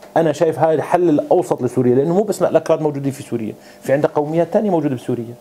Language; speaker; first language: Arabic; non-native, local second language; Kurdish